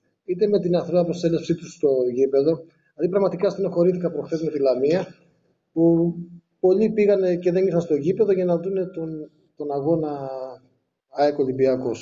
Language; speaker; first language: Greek; native; Greek